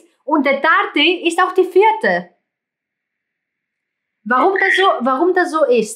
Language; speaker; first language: German; non-native, fluent; Greek